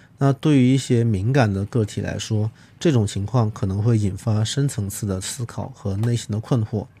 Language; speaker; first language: Chinese; non-native, local second language; Cantonese